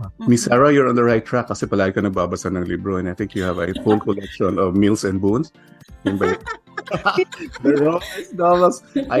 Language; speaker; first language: English; non-native, local second language; Filipino